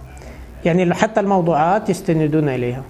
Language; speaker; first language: Arabic; native; Arabic